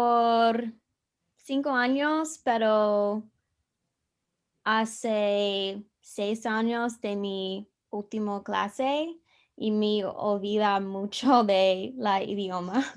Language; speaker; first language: Spanish; non-native, learner; English